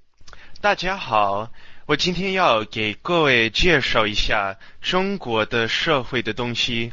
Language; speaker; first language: Chinese; non-native, learner; English